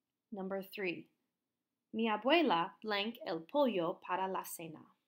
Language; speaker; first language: Spanish; non-native, fluent; English